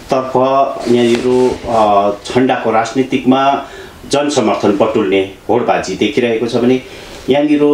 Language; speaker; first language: Nepali; native; Nepali